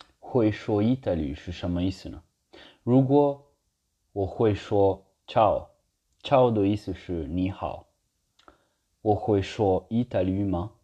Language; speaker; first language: Chinese; non-native, learner; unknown